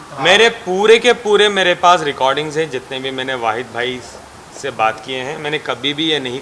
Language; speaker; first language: Hindi; native; Hindi